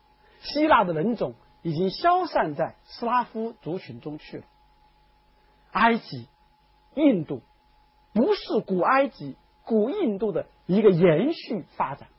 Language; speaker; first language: Chinese; native; Chinese